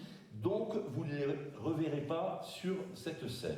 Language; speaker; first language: French; native; French